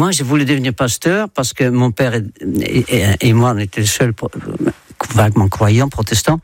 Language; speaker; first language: French; non-native, fluent; Dutch